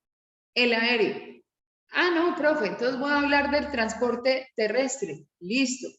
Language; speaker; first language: Spanish; native; Spanish